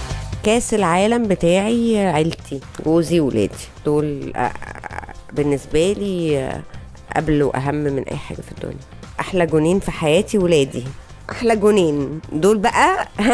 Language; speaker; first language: Arabic; native; Arabic